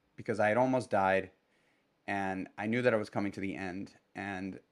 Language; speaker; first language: English; native; English